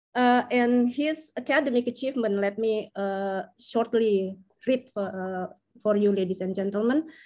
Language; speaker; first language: English; non-native, fluent; Indonesian